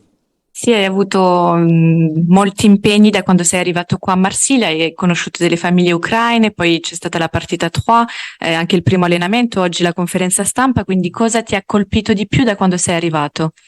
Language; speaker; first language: Italian; native; Italian